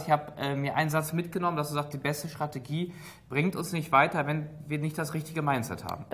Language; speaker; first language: German; native; German